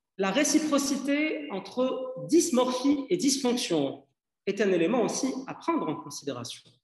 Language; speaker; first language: French; non-native, local second language; Arabic